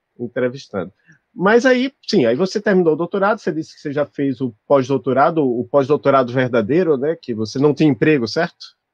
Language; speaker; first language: Portuguese; native; Portuguese